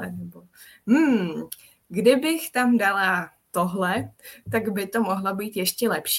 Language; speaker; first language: Czech; non-native, fluent; Japanese